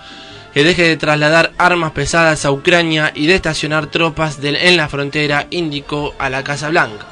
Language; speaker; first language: Spanish; native; Spanish